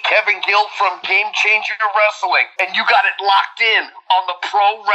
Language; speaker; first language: English; native; English